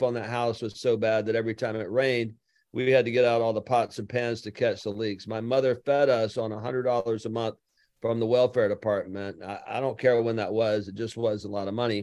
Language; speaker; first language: English; native; English